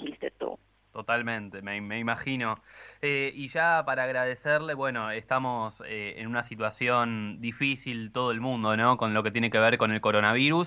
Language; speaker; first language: Spanish; native; Spanish